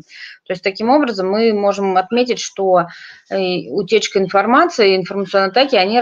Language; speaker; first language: Russian; native; Russian